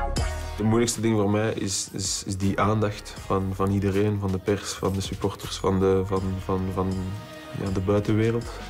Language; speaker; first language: Dutch; non-native, local second language; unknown